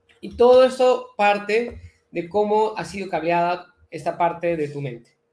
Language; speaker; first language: Spanish; native; Spanish